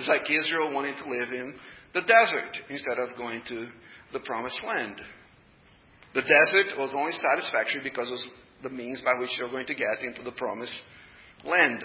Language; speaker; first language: English; non-native, fluent; Portuguese